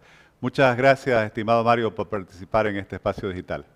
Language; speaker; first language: Spanish; native; Spanish